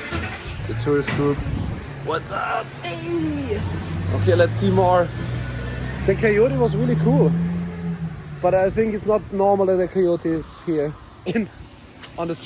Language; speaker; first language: English; non-native, fluent; German